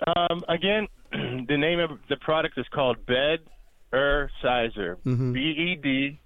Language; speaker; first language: English; native; English